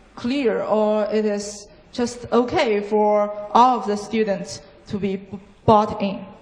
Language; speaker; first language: English; non-native, fluent; Chinese